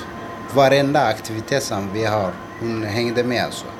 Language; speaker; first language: Swedish; non-native, learner; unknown